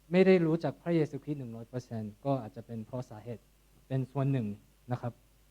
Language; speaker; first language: Thai; non-native, fluent; Korean